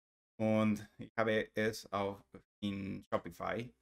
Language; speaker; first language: German; non-native, learner; Spanish